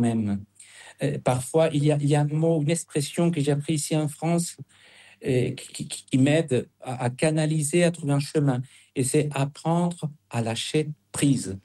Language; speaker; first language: French; non-native, fluent; Spanish